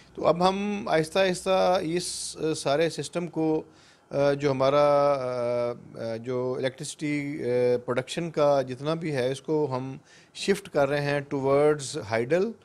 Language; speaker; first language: Urdu; non-native, local second language; Punjabi